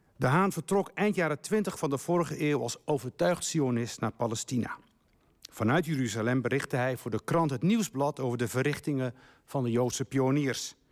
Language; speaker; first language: Dutch; early bilingual, other home language; Riffian